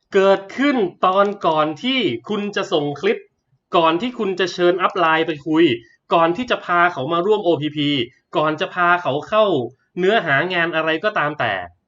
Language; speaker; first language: Thai; native; Thai